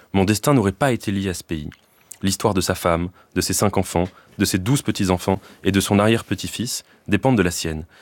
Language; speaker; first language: French; native; French